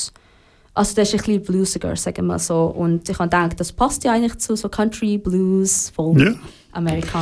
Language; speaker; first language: German; native; German